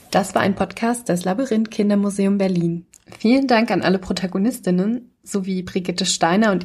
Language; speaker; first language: German; native; German